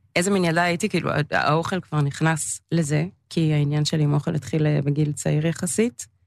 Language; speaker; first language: Hebrew; early bilingual, other home language; English